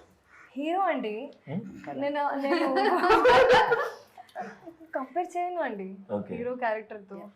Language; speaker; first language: Telugu; non-native, local second language; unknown